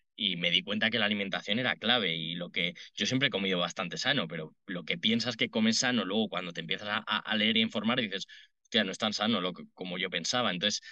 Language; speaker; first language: Spanish; native; Spanish